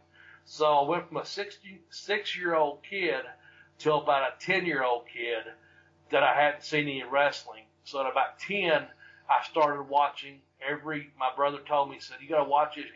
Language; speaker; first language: English; native; English